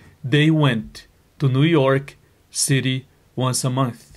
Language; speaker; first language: English; non-native, fluent; Portuguese